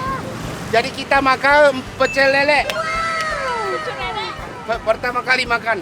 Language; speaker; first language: Indonesian; non-native, fluent; Japanese